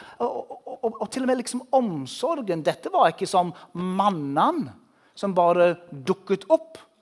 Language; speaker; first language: Norwegian; non-native, fluent; English